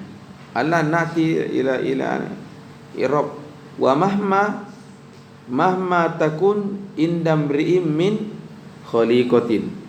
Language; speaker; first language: Arabic; non-native, fluent; Indonesian